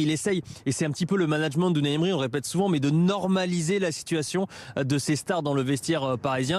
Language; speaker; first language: French; native; French